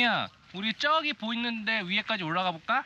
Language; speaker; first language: Korean; native; Korean